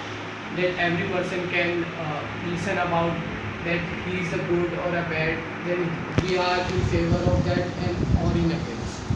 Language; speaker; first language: English; non-native, learner; Hindi